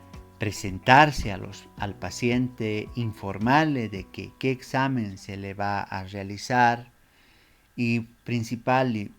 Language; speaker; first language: Spanish; native; Spanish